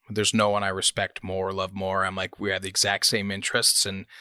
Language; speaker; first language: English; native; English